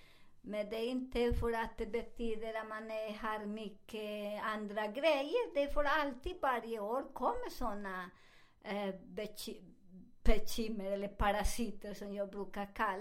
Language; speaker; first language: Swedish; non-native, learner; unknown